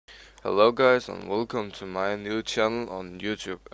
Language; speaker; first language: English; non-native, learner; Danish